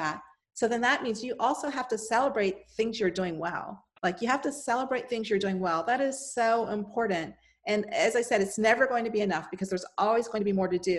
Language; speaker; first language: English; native; English